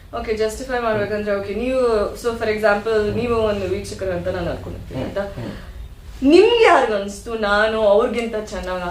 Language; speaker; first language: Kannada; non-native, learner; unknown